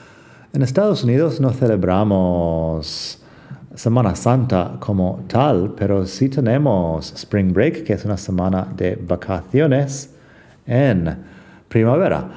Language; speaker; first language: Spanish; non-native, fluent; English